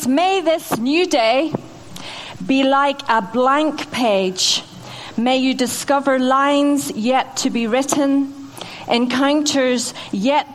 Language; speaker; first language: English; native; English